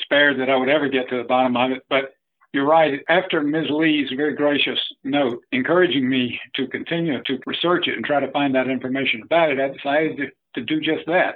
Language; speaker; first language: English; native; English